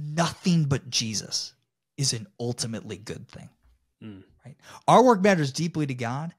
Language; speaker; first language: English; native; English